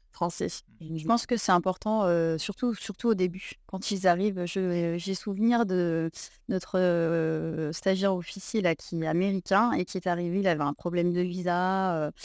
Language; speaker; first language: French; native; French